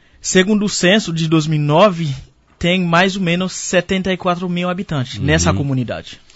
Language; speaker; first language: Portuguese; non-native, fluent; Haitian Creole